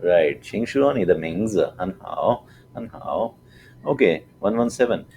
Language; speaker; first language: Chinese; non-native, fluent; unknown